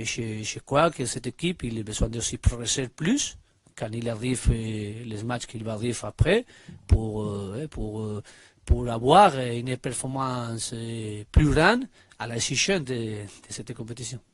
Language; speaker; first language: French; non-native, learner; Spanish